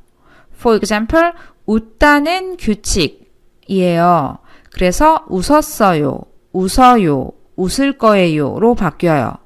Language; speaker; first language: Korean; native; Korean